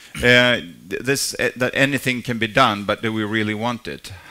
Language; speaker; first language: English; non-native, fluent; Swedish